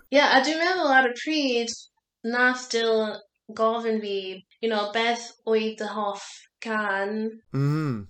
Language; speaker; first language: Welsh; non-native, learner; English